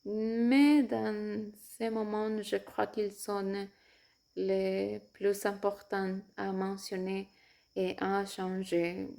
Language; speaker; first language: French; non-native, fluent; Spanish